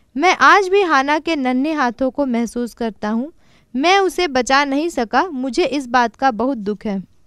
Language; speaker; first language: Hindi; native; Hindi